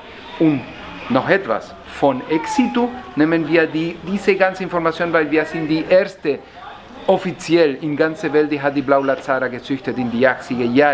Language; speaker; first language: German; non-native, learner; Spanish